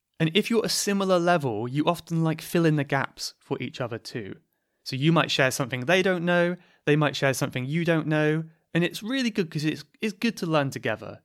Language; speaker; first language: English; native; English